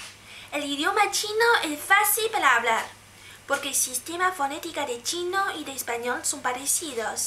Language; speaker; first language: Spanish; non-native, fluent; Chinese